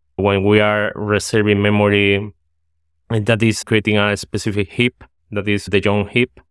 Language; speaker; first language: English; non-native, fluent; Spanish